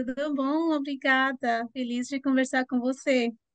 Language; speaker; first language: Portuguese; non-native, fluent; Spanish